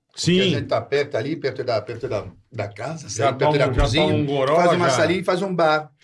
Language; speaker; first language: Portuguese; non-native, fluent; French